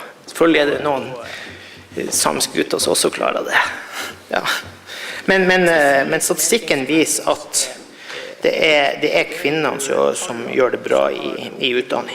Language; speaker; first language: Norwegian; native; Norwegian